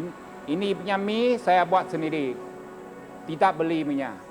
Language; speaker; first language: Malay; non-native, local second language; Chinese